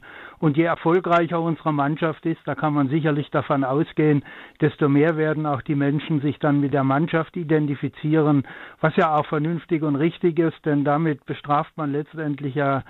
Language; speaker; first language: German; native; German